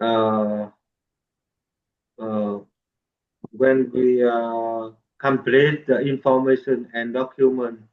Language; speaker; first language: English; non-native, learner; Vietnamese